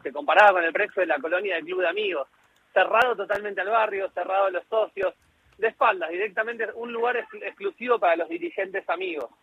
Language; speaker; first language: Spanish; native; Spanish